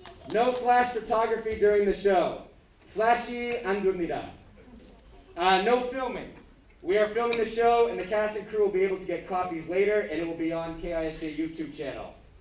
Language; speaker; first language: English; native; English